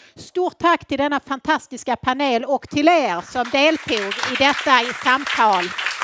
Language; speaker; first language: Swedish; native; Swedish